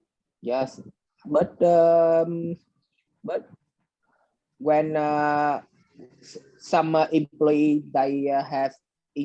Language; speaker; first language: English; non-native, learner; Vietnamese